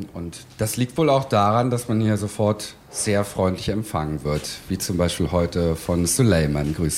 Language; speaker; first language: German; native; German